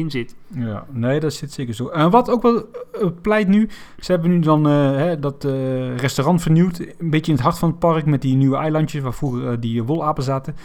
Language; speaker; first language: Dutch; native; Dutch